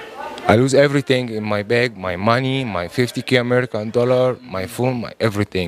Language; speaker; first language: English; non-native, learner; Arabic